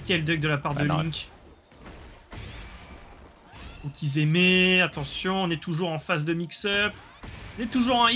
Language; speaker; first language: French; native; French